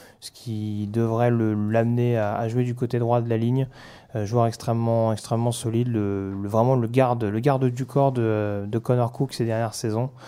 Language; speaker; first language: French; native; French